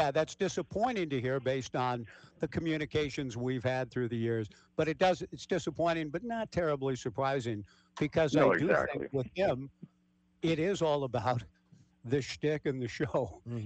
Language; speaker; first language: English; native; English